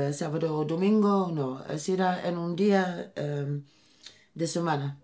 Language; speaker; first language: Spanish; non-native, learner; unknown